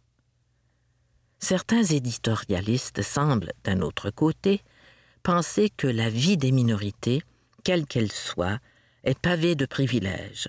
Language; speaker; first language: French; native; French